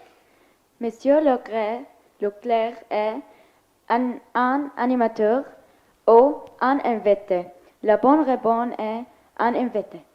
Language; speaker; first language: French; non-native, learner; Arabic